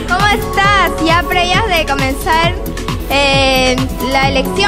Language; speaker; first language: Spanish; native; Spanish